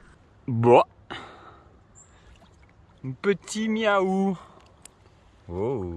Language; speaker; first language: French; native; French